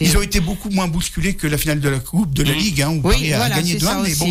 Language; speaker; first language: French; native; French